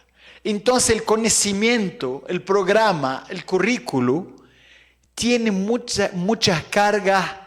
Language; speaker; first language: Spanish; non-native, fluent; Arabic